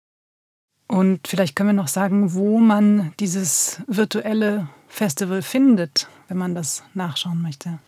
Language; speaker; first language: German; native; German